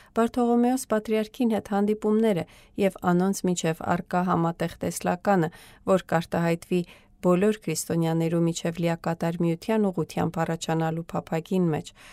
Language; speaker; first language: Armenian; native; Armenian